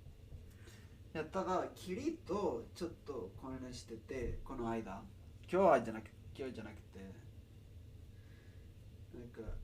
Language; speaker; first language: Japanese; non-native, learner; Spanish